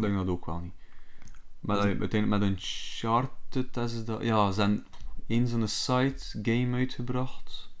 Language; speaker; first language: Dutch; native; Dutch